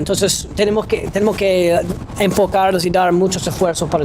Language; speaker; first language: Spanish; non-native, fluent; English